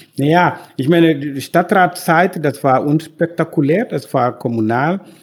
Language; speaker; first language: German; non-native, fluent; Wolof